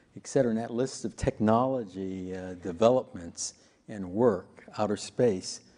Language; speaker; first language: English; native; English